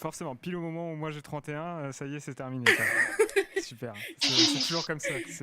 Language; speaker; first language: French; native; French